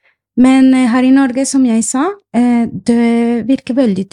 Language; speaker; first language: Norwegian; non-native, fluent; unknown